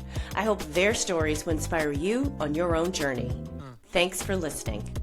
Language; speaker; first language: English; native; English